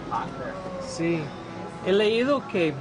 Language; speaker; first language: Spanish; non-native, learner; English